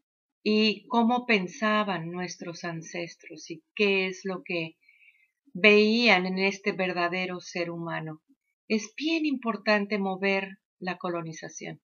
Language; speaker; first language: Spanish; native; Spanish